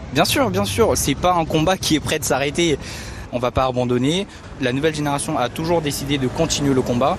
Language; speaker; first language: French; early bilingual, other home language; Tibetan